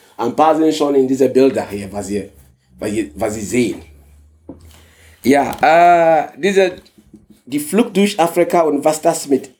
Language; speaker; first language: German; non-native, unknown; English